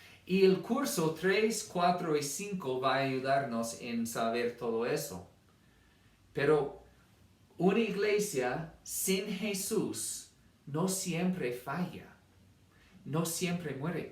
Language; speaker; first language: Spanish; non-native, fluent; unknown